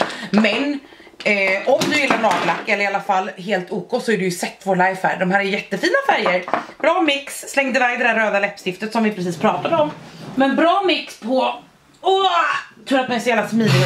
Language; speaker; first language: Swedish; native; Swedish